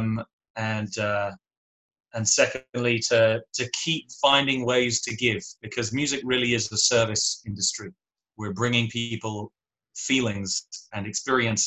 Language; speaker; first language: English; native; English